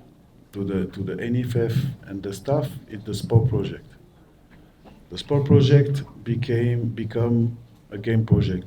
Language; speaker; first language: English; non-native, learner; French